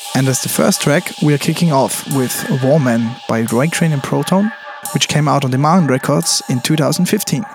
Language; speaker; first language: English; non-native, fluent; German